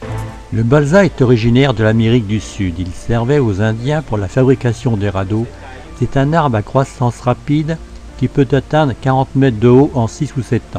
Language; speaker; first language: French; native; French